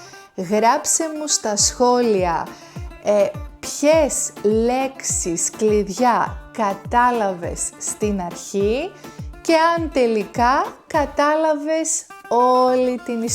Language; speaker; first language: Greek; native; Greek